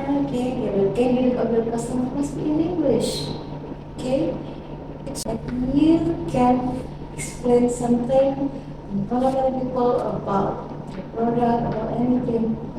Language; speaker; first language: English; non-native, fluent; Indonesian